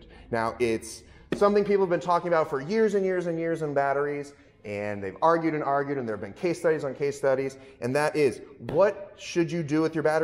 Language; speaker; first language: English; native; English